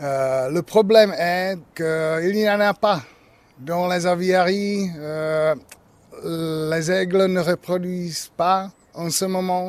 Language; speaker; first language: French; non-native, learner; Czech